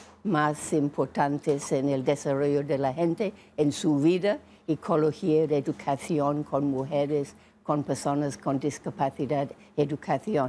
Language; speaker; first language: Spanish; non-native, fluent; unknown